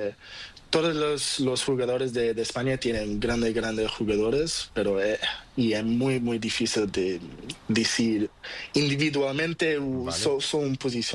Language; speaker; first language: Spanish; non-native, learner; Portuguese